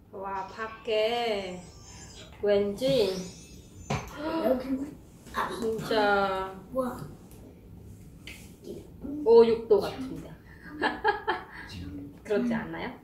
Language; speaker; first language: Korean; non-native, fluent; Khmer